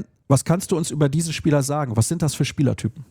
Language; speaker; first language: German; native; German